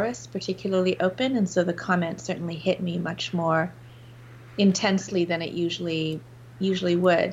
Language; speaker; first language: English; native; English